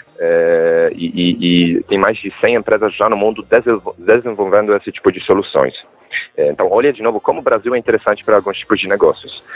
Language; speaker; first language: Portuguese; non-native, fluent; Polish